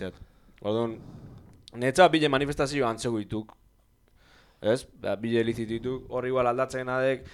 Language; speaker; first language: Basque; native; Basque